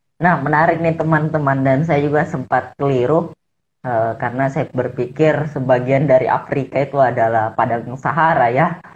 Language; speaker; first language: Indonesian; native; Indonesian